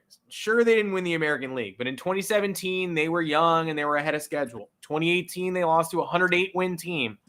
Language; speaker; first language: English; native; English